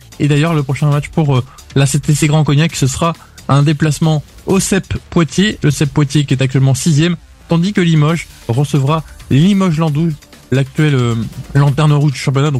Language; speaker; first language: French; native; French